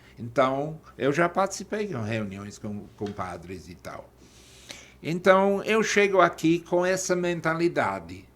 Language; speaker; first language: Portuguese; non-native, fluent; English